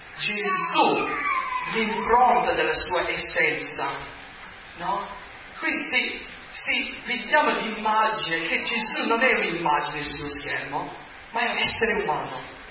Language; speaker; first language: Italian; non-native, fluent; English